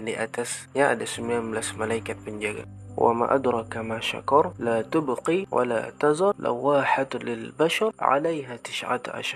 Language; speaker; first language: Malay; native; Malay